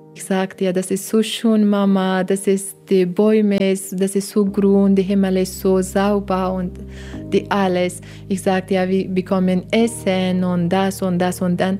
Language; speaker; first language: German; non-native, learner; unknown